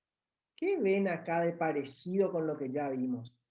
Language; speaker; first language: Spanish; native; Spanish